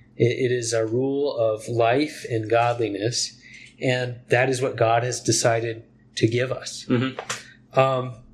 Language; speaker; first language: English; native; English